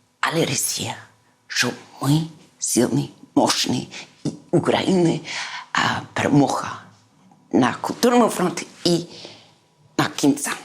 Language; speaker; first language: Ukrainian; early bilingual, heritage; English